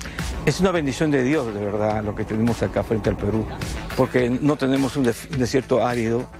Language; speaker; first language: Spanish; native; Spanish